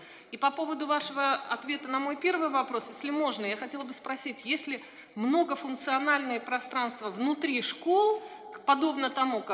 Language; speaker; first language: Russian; native; Russian